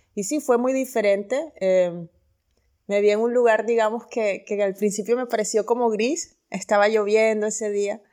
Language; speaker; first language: Spanish; native; Spanish